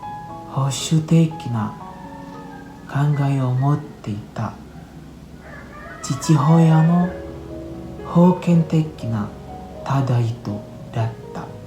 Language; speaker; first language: Japanese; non-native, learner; Indonesian